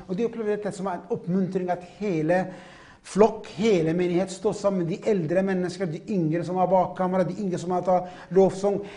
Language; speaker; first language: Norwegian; non-native, fluent; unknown